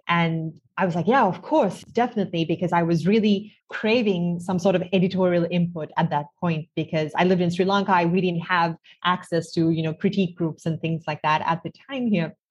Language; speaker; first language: English; non-native, local second language; Sinhala